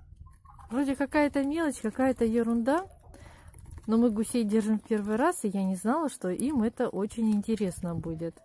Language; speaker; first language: Russian; native; Russian